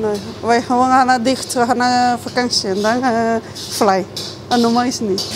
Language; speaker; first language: Dutch; non-native, learner; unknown